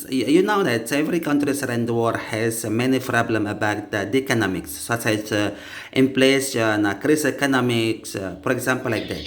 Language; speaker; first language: English; non-native, learner; Indonesian